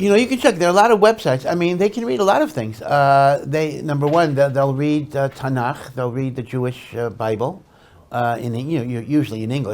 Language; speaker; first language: English; native; English